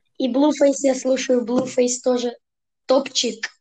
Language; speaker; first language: Russian; early bilingual, heritage; Russian